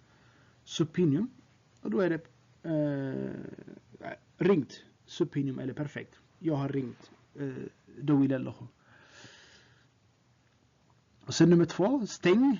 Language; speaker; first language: Swedish; non-native, fluent; Tigrinya